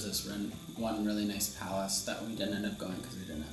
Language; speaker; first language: English; native; English